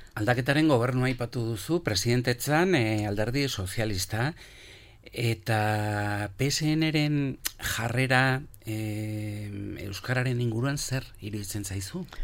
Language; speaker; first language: Basque; native; Basque